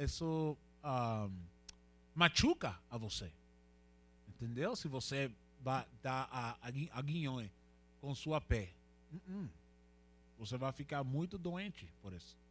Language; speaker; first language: Portuguese; non-native, learner; Spanish